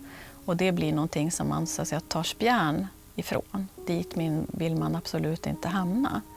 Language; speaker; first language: Swedish; native; Swedish